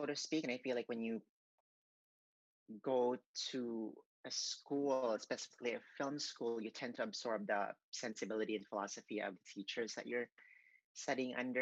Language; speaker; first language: English; non-native, local second language; Cebuano